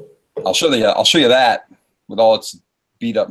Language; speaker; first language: English; native; English